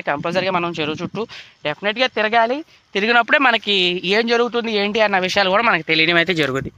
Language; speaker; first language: Telugu; native; Telugu